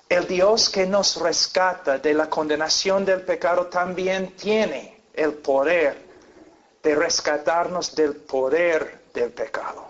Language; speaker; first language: Spanish; non-native, fluent; English